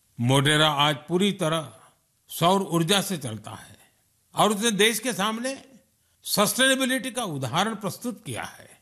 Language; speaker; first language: Hindi; non-native, local second language; Gujarati